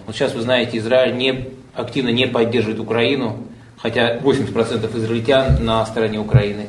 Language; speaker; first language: Russian; native; Russian